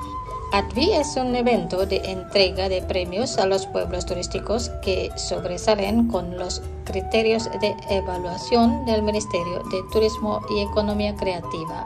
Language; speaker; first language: Spanish; non-native, fluent; Indonesian